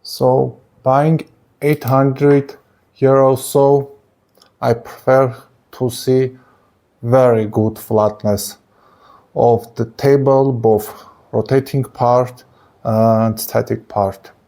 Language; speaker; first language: English; non-native, fluent; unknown